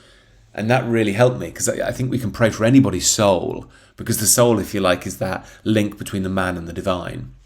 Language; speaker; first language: English; native; English